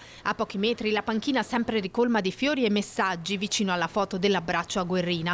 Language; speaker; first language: Italian; native; Italian